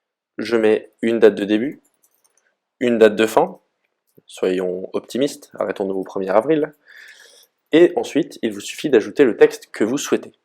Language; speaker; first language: French; native; French